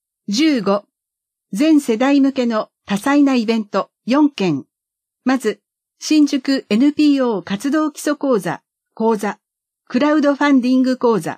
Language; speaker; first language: Japanese; native; Japanese